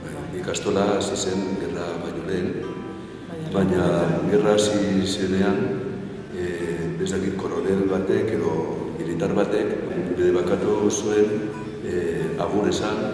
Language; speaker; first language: Basque; non-native, local second language; Spanish